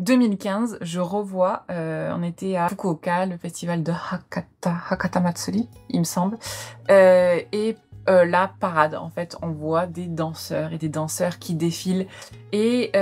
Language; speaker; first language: French; native; French